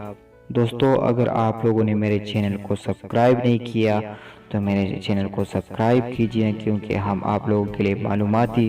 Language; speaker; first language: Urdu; non-native, local second language; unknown